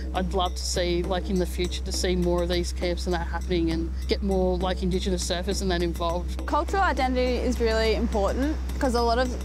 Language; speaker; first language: English; native; English